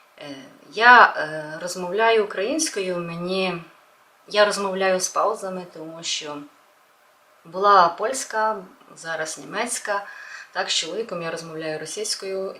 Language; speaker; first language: Ukrainian; non-native, local second language; Russian